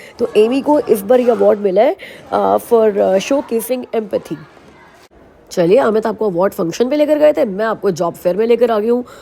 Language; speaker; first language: Hindi; native; Hindi